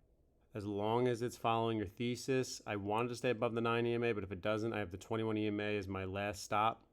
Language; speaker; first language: English; native; English